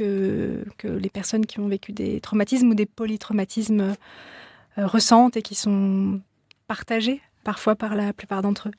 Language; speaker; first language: French; native; French